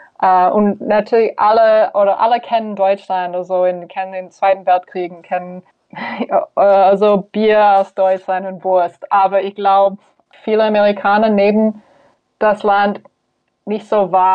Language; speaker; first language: German; non-native, fluent; English